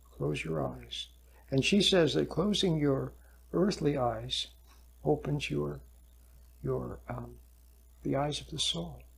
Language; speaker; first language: English; native; English